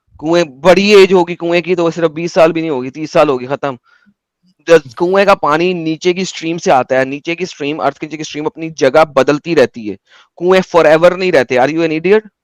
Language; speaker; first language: Hindi; native; Hindi